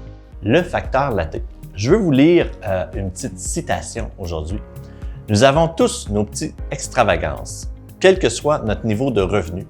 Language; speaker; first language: French; native; French